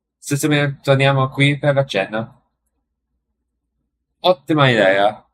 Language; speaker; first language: Italian; non-native, learner; English